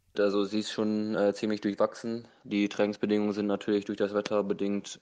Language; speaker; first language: German; native; German